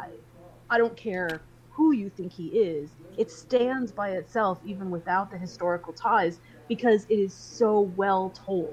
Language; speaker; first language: English; native; English